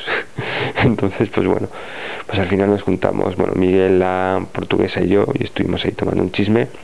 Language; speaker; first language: Spanish; native; Spanish